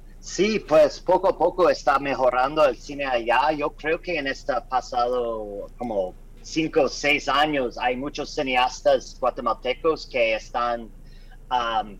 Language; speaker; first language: Spanish; non-native, learner; English